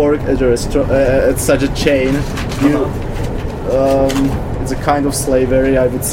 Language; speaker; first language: English; non-native, fluent; Czech